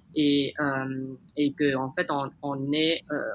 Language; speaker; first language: French; native; French